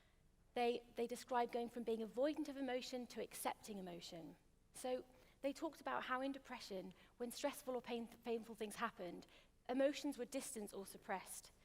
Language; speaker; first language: English; native; English